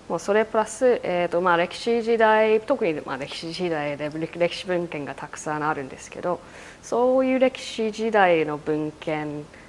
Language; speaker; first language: Japanese; non-native, fluent; English